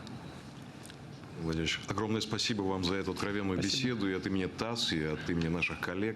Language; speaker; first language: Russian; native; Russian